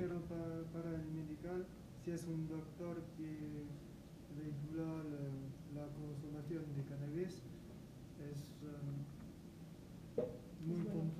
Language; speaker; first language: Spanish; non-native, learner; French